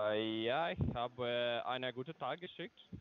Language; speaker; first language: German; non-native, learner; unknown